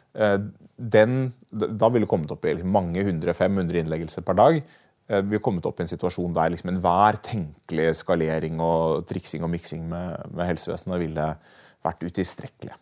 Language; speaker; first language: Norwegian; native; Norwegian